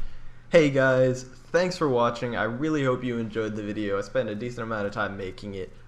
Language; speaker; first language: English; native; English